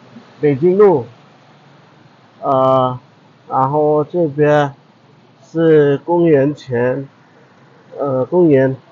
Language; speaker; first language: Chinese; non-native, fluent; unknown